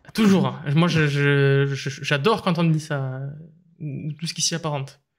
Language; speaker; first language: French; native; French